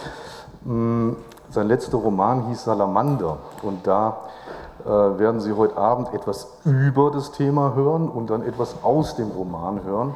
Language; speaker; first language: German; native; German